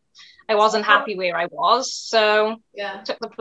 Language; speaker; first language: English; native; English